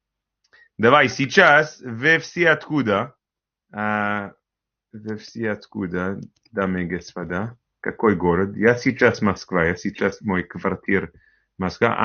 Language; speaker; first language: Russian; non-native, learner; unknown